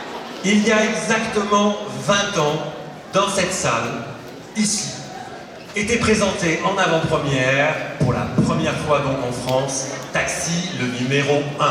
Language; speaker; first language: French; native; French